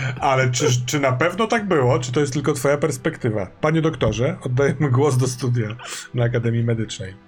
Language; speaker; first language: Polish; native; Polish